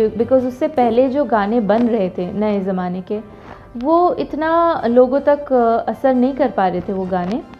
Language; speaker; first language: Hindi; non-native, local second language; Bangla